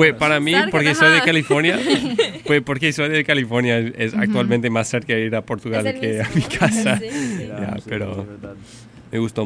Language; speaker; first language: Spanish; non-native, learner; English